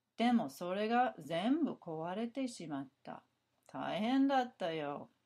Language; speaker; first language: Japanese; non-native, learner; English